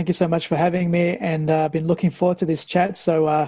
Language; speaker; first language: English; early bilingual, other home language; Persian